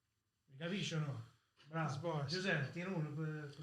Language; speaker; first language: Italian; early bilingual, heritage; English